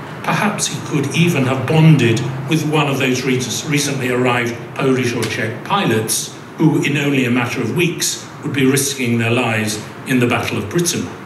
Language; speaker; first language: English; native; English